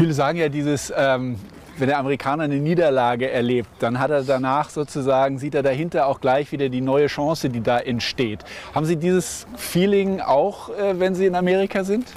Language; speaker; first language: German; native; German